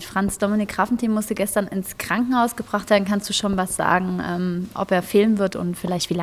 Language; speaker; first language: German; native; German